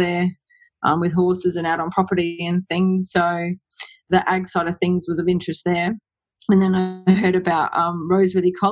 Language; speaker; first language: English; native; English